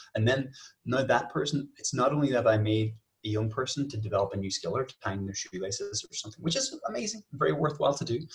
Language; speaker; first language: English; native; English